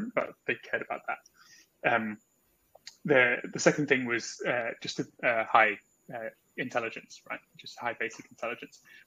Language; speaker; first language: English; native; English